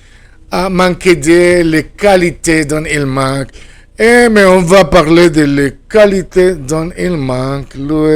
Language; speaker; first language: French; non-native, fluent; Spanish